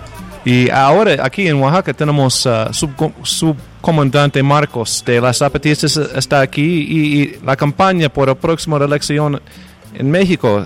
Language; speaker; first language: Spanish; non-native, learner; English